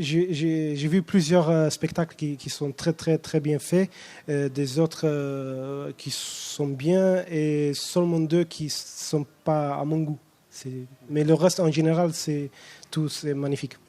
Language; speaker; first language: French; non-native, fluent; Romanian